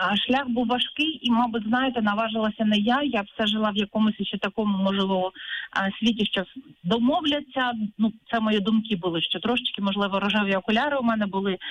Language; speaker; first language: Ukrainian; non-native, local second language; Russian